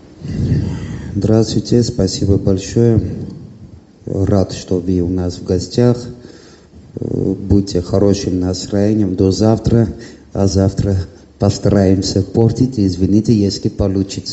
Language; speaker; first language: Russian; non-native, fluent; Armenian